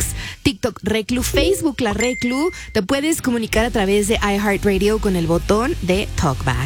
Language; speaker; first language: Spanish; native; Spanish